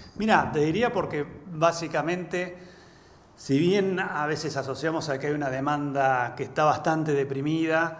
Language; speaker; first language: Spanish; native; Spanish